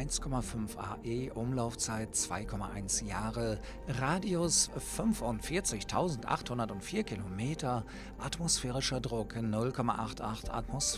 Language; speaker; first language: German; native; German